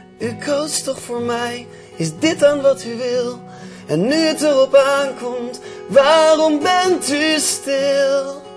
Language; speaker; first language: Dutch; native; Dutch